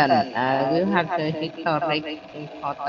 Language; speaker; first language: English; non-native, learner; Vietnamese